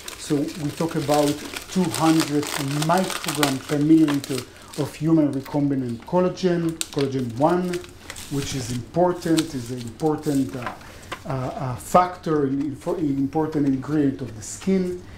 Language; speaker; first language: English; non-native, fluent; Hebrew